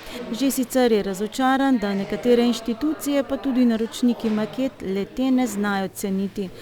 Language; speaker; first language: Slovenian; native; Slovenian